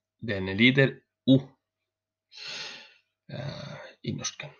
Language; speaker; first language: Norwegian; non-native, learner; Spanish